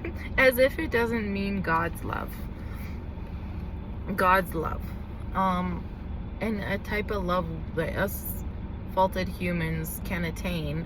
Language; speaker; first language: English; native; English